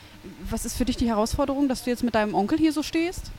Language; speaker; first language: German; native; German